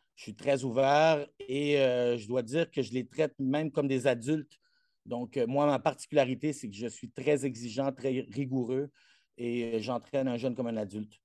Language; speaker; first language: French; non-native, fluent; Spanish